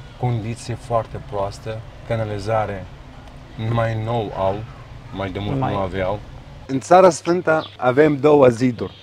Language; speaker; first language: Romanian; non-native, fluent; Arabic